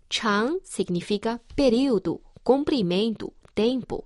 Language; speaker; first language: Portuguese; non-native, fluent; Chinese